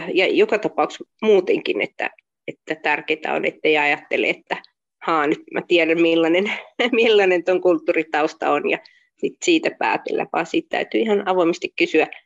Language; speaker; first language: Finnish; early bilingual, other home language; Spanish